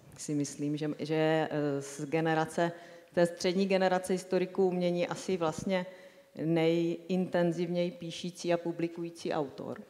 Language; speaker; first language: Czech; native; Czech